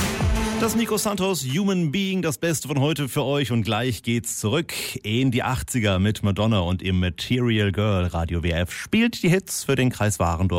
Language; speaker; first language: German; native; German